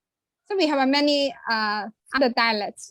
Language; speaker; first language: English; non-native, learner; Chinese